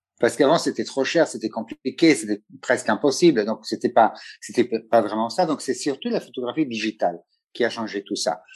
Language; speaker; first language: French; non-native, fluent; Italian